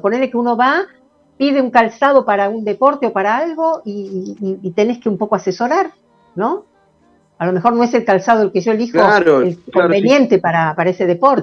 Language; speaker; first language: Spanish; native; Spanish